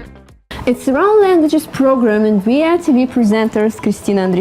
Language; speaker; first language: English; non-native, learner; Russian